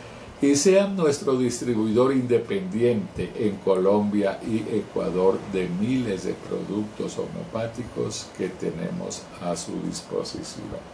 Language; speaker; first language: Spanish; native; Spanish